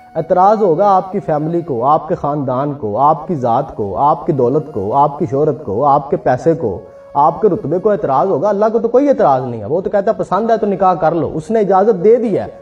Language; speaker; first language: Urdu; non-native, local second language; Punjabi